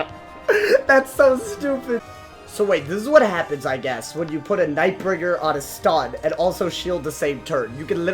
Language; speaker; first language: English; native; English